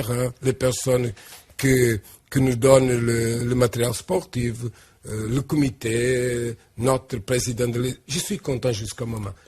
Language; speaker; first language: French; non-native, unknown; Portuguese